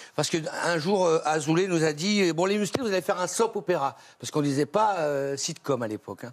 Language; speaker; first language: French; native; French